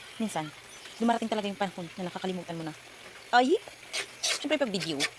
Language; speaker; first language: Filipino; native; Filipino